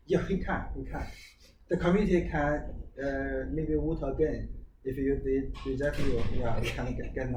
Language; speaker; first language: English; non-native, learner; Chinese